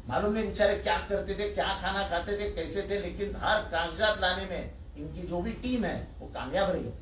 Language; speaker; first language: Hindi; non-native, local second language; Marathi